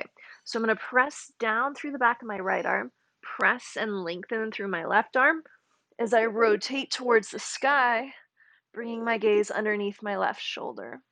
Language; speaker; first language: English; native; English